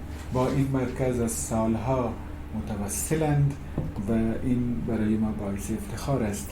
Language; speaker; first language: Persian; non-native, fluent; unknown